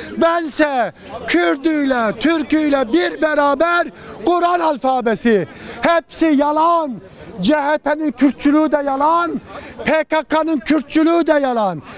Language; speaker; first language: Turkish; native; Turkish